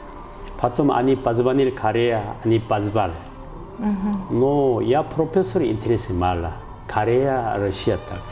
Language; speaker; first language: Russian; non-native, learner; Korean